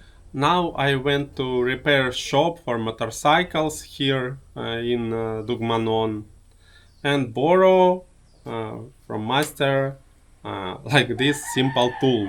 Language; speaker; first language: English; non-native, learner; Russian